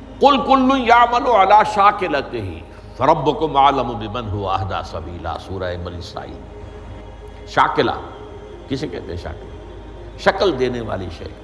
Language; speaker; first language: Urdu; native; Urdu